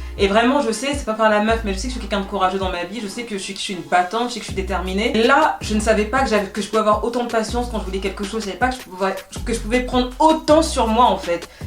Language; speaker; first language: French; native; French